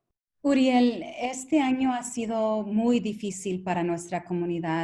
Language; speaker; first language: Spanish; early bilingual, heritage; Spanish